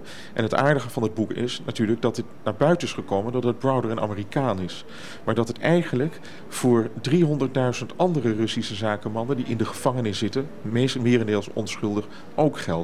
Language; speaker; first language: Dutch; native; Dutch